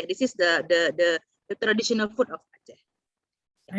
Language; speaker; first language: English; non-native, fluent; Indonesian